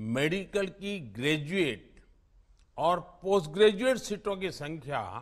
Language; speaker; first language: Hindi; non-native, local second language; Gujarati